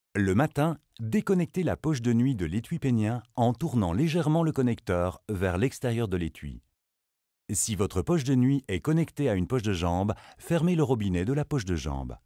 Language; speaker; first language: French; native; French